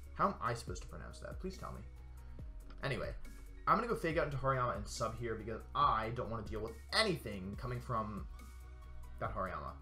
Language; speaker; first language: English; native; English